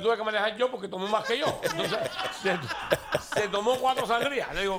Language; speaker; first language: Spanish; native; Spanish